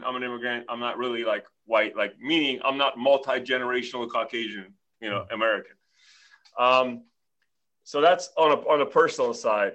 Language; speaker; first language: English; early bilingual, other home language; Armenian